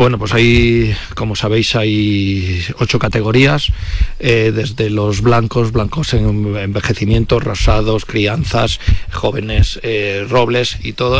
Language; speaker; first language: Spanish; native; Spanish